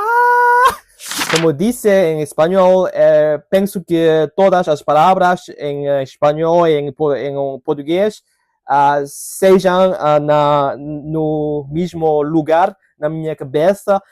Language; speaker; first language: Portuguese; non-native, fluent; Cantonese